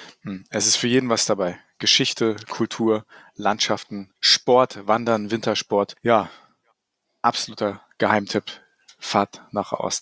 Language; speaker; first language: German; native; German